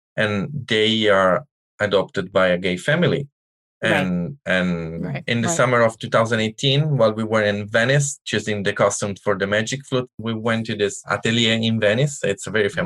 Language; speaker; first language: English; non-native, learner; Italian